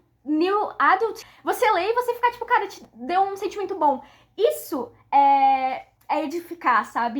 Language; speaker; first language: Portuguese; native; Portuguese